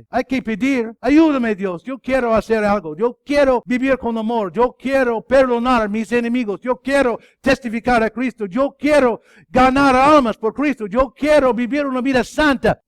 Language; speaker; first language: Spanish; non-native, fluent; English